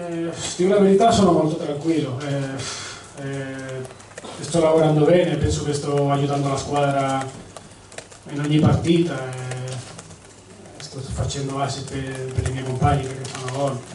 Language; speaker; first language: Italian; non-native, fluent; Spanish